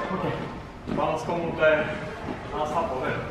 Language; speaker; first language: Swedish; native; Swedish